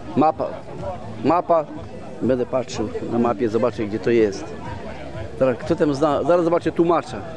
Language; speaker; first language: Polish; native; Polish